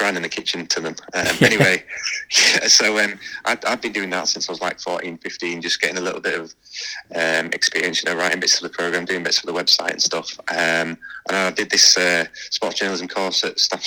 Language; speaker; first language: English; native; English